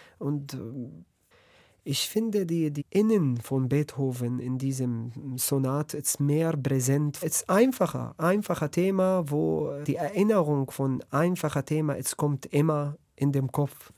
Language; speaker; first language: German; non-native, learner; Arabic